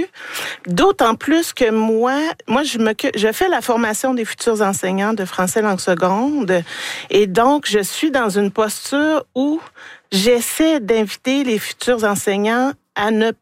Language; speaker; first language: French; native; French